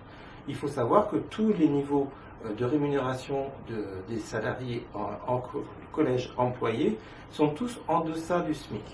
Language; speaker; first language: French; native; French